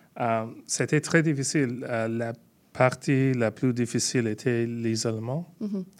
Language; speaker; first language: French; non-native, learner; Persian